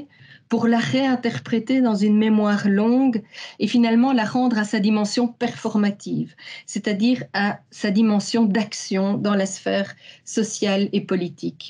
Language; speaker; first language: French; native; French